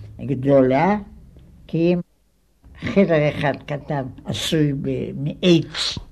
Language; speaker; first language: Hebrew; non-native, fluent; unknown